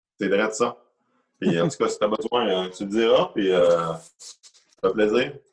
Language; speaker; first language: French; native; French